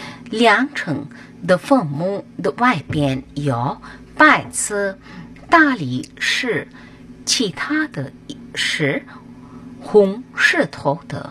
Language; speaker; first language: Chinese; non-native, fluent; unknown